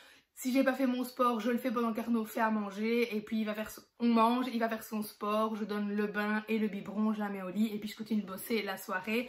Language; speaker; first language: French; native; French